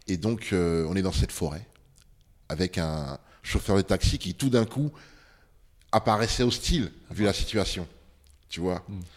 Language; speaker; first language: French; early bilingual, other home language; Bambara